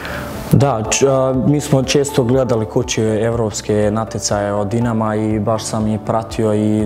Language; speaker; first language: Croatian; early bilingual, heritage; German